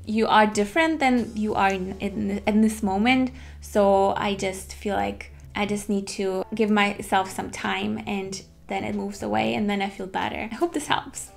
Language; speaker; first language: English; non-native, fluent; German